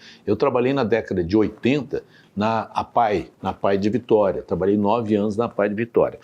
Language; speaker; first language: Portuguese; native; Portuguese